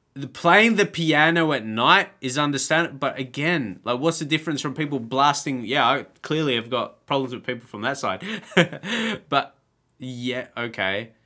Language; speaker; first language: English; native; English